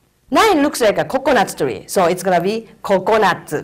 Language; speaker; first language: English; non-native, fluent; Japanese